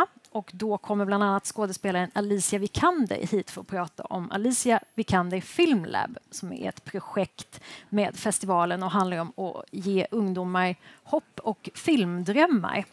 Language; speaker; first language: Swedish; native; Swedish